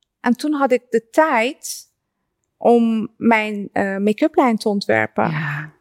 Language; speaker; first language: Dutch; early bilingual, other home language; Persian